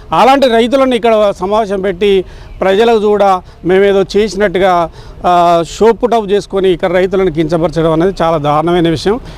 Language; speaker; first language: Telugu; native; Telugu